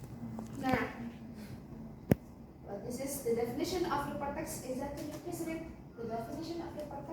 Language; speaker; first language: English; non-native, learner; Indonesian